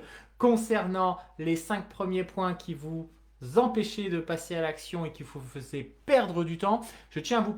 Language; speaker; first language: French; native; French